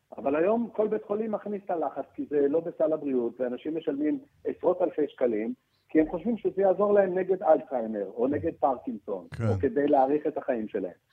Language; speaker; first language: Hebrew; early bilingual, other home language; French